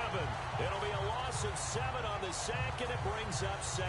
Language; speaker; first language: English; native; English